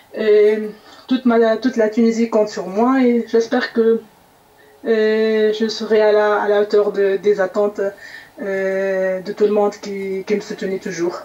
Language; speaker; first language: French; non-native, local second language; Arabic